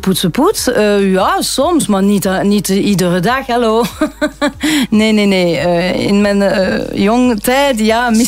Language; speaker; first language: Dutch; non-native, local second language; French